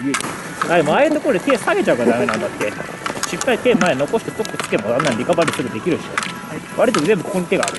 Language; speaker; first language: Japanese; native; Japanese